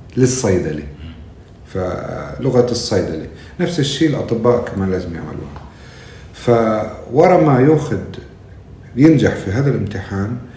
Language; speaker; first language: Arabic; native; Arabic